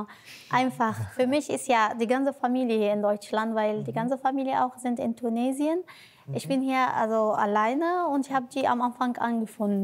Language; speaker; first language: German; non-native, learner; Arabic